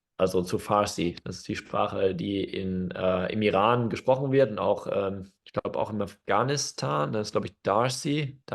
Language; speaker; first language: German; native; German